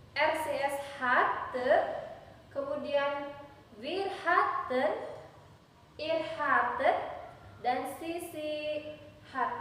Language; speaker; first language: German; non-native, learner; Indonesian